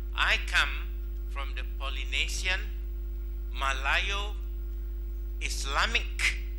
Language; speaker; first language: English; non-native, local second language; Malay